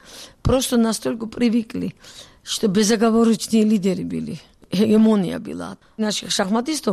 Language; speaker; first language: Russian; non-native, local second language; Georgian